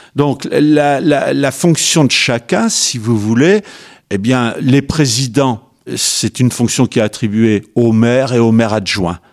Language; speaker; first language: French; native; French